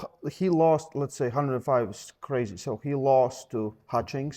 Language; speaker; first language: English; non-native, fluent; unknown